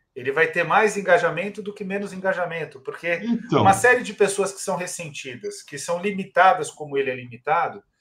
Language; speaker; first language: Portuguese; native; Portuguese